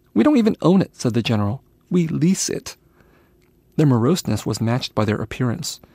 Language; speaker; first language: English; early bilingual, other home language; Vietnamese